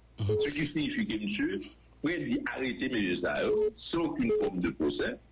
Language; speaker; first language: French; non-native, local second language; Haitian Creole